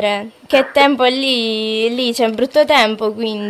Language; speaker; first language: Italian; native; Italian